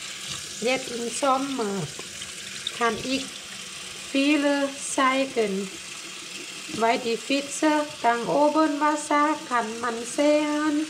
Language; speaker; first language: German; non-native, learner; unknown